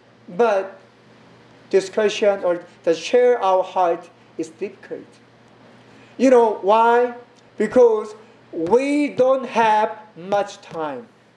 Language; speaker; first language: English; non-native, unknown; Korean